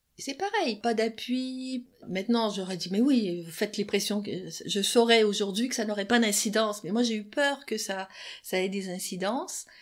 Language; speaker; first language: French; native; French